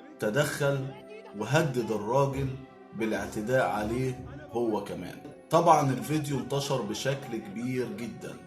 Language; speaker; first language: Arabic; native; Arabic